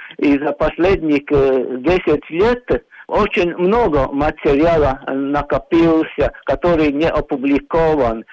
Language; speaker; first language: Russian; non-native, local second language; Latvian